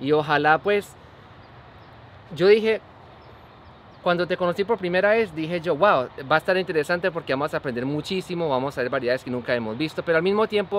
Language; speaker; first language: Spanish; native; Spanish